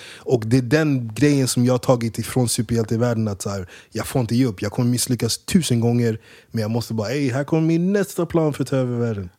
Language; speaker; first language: Swedish; early bilingual, other home language; English